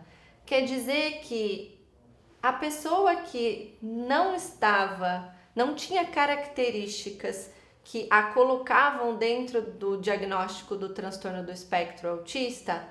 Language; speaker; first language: Portuguese; native; Portuguese